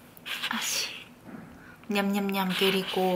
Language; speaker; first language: Spanish; non-native, learner; Korean